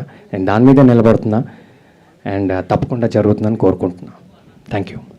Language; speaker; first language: Telugu; native; Telugu